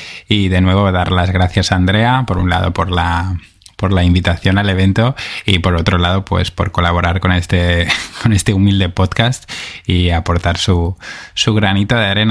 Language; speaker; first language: Spanish; native; Spanish